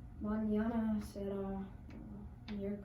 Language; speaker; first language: Spanish; non-native, learner; English